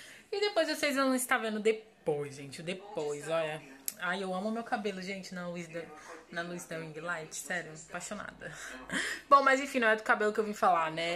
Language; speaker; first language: Portuguese; native; Portuguese